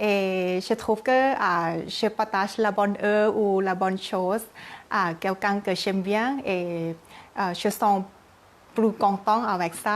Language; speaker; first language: French; non-native, learner; Thai